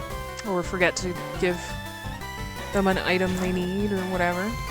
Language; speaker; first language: English; native; English